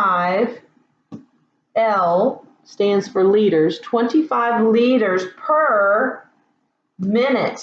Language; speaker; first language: English; native; English